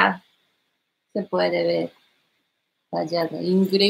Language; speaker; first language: Spanish; non-native, learner; Japanese